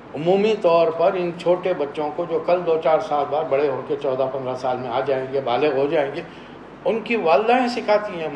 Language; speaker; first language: Urdu; native; Urdu